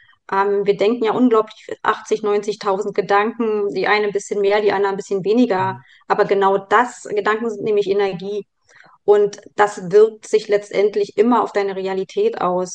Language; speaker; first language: German; native; German